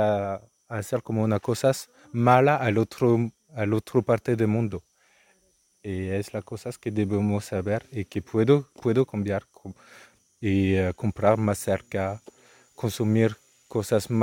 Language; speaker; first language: Spanish; non-native, learner; French